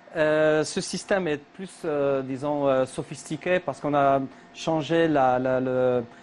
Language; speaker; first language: French; non-native, local second language; Arabic